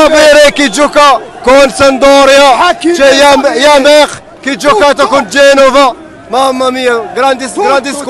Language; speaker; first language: Italian; non-native, learner; Arabic